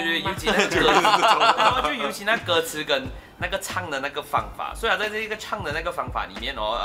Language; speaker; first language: Chinese; native; Chinese